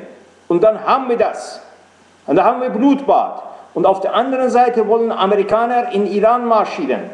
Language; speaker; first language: German; non-native, fluent; Persian